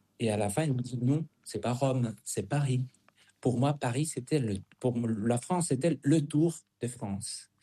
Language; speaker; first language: French; non-native, fluent; Spanish